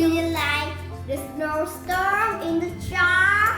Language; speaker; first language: English; non-native, learner; Vietnamese